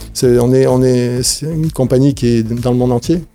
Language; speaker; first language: French; native; French